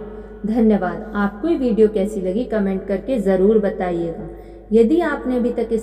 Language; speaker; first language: Hindi; native; Hindi